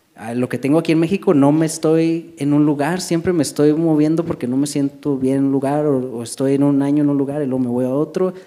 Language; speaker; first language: Spanish; early bilingual, heritage; Spanish